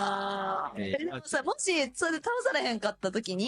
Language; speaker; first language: Japanese; native; Japanese